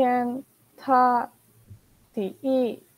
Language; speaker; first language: Chinese; non-native, learner; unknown